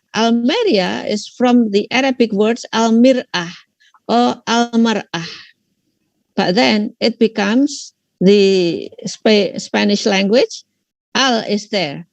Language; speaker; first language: English; non-native, fluent; Indonesian